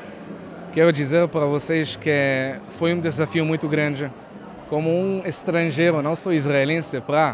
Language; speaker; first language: Portuguese; non-native, fluent; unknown